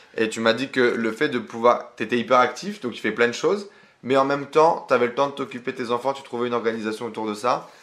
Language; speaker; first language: French; native; French